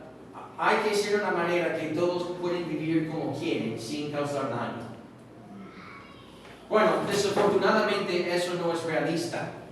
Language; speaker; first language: Spanish; non-native, fluent; English